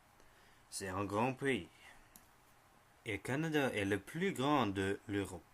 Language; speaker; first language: French; non-native, learner; Norwegian